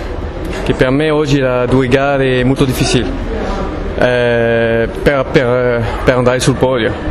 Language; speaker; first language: Italian; non-native, fluent; French